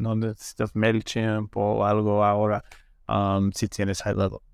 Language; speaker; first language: Spanish; non-native, learner; English